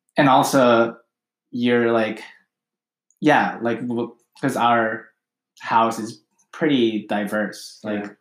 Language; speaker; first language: English; early bilingual, other home language; Filipino